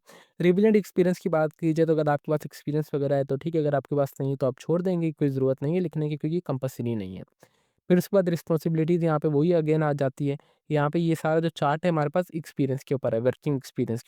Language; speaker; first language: Hindi; non-native, local second language; Punjabi